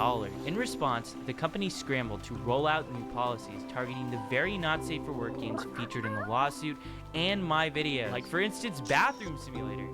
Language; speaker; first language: English; native; English